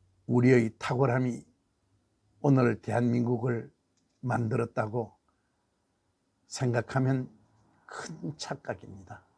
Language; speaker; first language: Korean; native; Korean